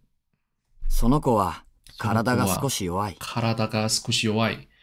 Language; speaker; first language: Japanese; non-native, learner; Korean